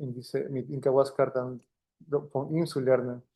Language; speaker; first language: German; non-native, fluent; Spanish